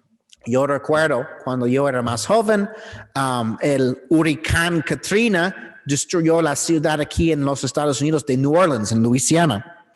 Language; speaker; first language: Spanish; non-native, learner; English